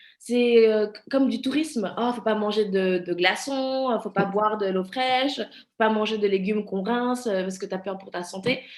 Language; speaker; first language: French; early bilingual, other home language; Vietnamese